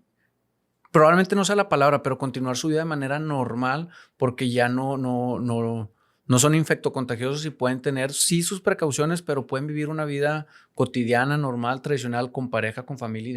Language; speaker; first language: Spanish; native; Spanish